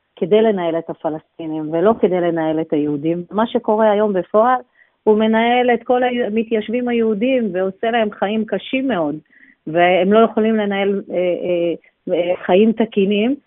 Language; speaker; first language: Hebrew; native; Hebrew